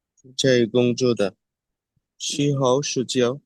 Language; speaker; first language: Chinese; non-native, learner; Bangla